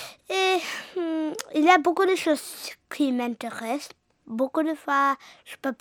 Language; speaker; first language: French; early bilingual, heritage; English